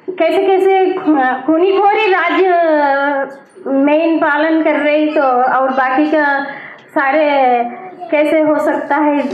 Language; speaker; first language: Hindi; non-native, local second language; Telugu